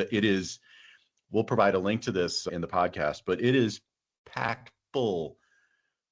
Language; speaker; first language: English; native; English